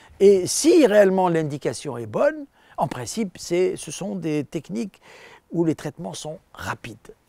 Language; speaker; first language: French; non-native, local second language; Arabic